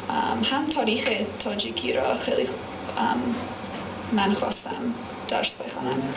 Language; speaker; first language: Persian; non-native, learner; English